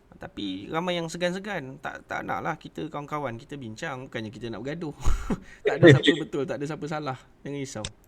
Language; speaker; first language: Malay; native; Malay